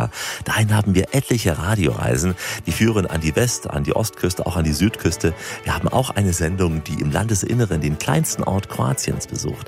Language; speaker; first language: German; native; German